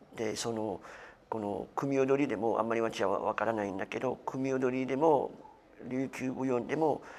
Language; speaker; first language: Japanese; non-native, fluent; French